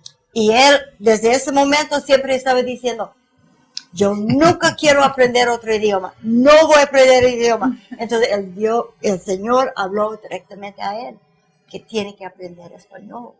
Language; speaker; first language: Spanish; non-native, fluent; English